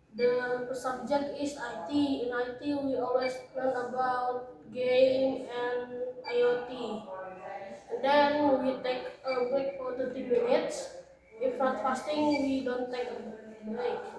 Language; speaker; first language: English; non-native, learner; Indonesian